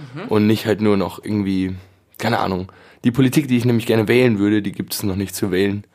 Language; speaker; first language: German; native; German